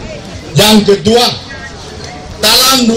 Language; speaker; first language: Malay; non-native, local second language; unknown